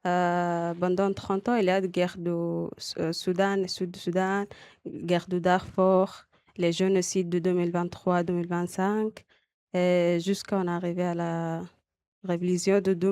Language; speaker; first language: French; non-native, learner; Arabic